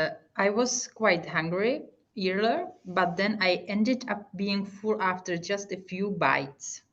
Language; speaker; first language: English; non-native, fluent; Hungarian